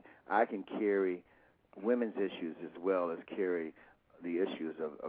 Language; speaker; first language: English; native; English